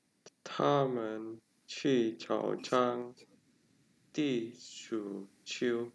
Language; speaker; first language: Chinese; non-native, learner; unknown